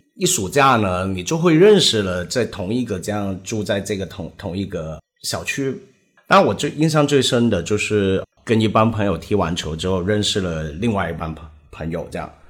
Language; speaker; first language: Chinese; non-native, local second language; Cantonese